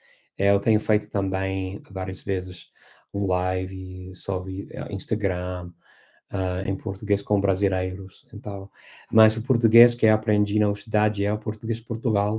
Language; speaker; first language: Portuguese; non-native, fluent; English